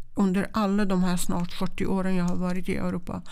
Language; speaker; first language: Swedish; non-native, fluent; Persian